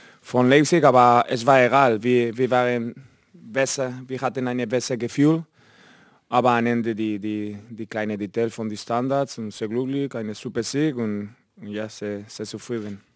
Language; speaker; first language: German; non-native, learner; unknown